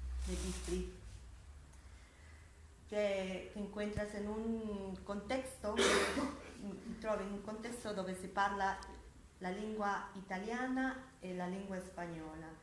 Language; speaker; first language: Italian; non-native, fluent; Spanish